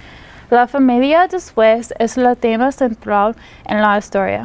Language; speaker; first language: Spanish; non-native, learner; English